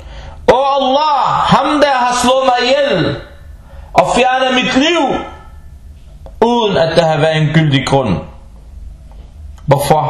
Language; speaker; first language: Danish; early bilingual, other home language; Arabic